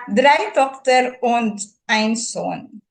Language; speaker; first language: German; non-native, learner; Filipino